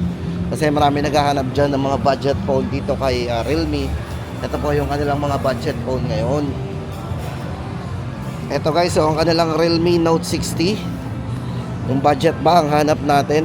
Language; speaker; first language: Filipino; native; Filipino